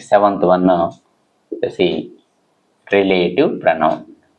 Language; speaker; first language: English; non-native, local second language; Telugu